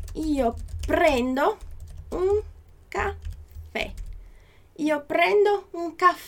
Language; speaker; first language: Italian; non-native, fluent; Portuguese